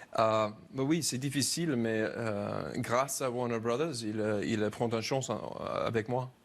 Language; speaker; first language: French; non-native, learner; English